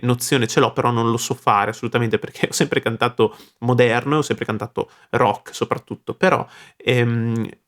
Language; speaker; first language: Italian; native; Italian